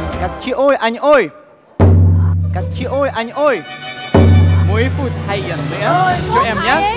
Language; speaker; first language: Vietnamese; non-native, learner; Russian